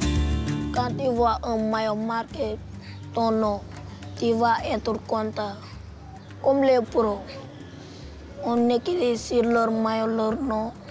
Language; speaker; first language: French; non-native, learner; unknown